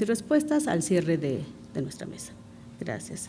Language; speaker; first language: Spanish; non-native, local second language; Mixtepec Mixtec